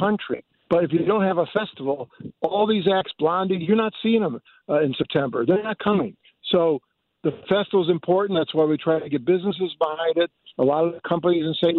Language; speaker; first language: English; native; English